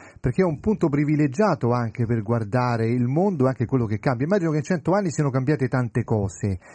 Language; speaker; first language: Italian; native; Italian